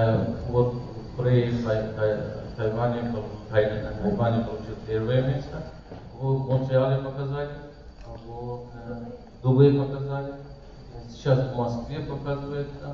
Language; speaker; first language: Russian; non-native, learner; Persian